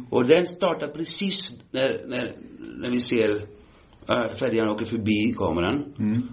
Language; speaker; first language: Swedish; early bilingual, heritage; Swedish